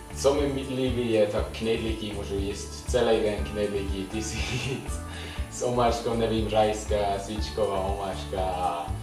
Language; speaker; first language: Czech; non-native, learner; Swedish